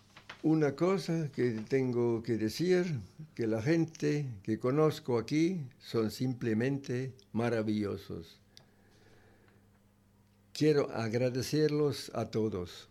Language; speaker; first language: Spanish; non-native, learner; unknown